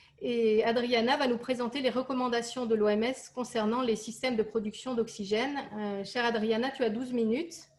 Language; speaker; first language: French; native; French